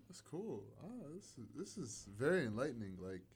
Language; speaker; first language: English; non-native, fluent; Arabic